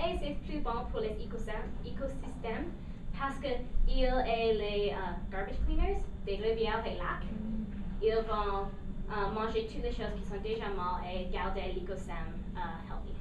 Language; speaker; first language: French; non-native, learner; English